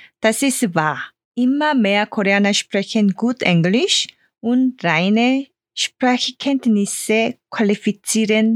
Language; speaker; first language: German; non-native, fluent; Korean